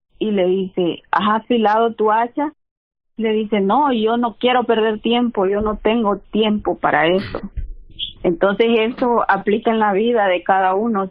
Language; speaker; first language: Spanish; native; Spanish